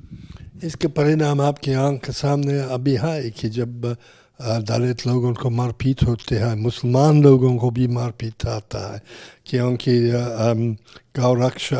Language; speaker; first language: Hindi; non-native, fluent; English